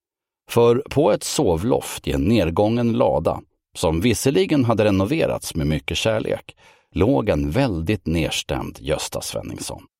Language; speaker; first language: Swedish; native; Swedish